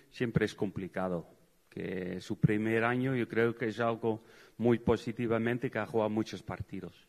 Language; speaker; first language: Spanish; non-native, fluent; Dutch